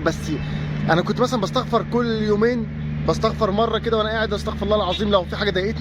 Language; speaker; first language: Arabic; native; Arabic